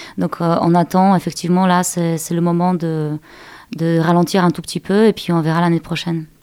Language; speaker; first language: French; non-native, fluent; Polish